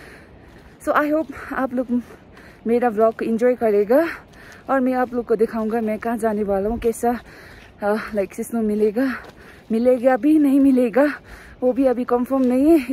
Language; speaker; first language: Hindi; non-native, local second language; Nepali